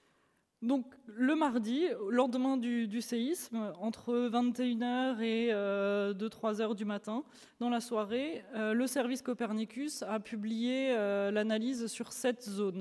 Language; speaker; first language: French; native; French